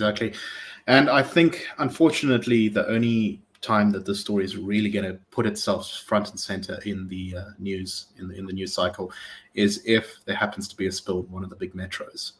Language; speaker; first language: English; native; English